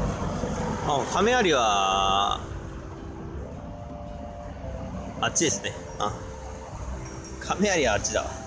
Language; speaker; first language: Japanese; native; Japanese